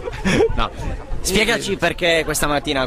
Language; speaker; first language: Italian; native; Italian